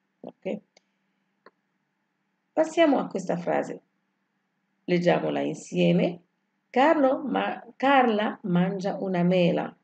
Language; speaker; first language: Italian; non-native, fluent; Arabic